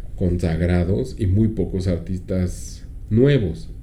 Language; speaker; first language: Spanish; native; Spanish